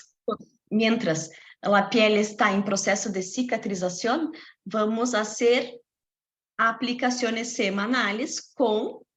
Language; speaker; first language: Spanish; non-native, fluent; Portuguese